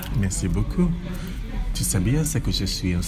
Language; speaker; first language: French; non-native, learner; English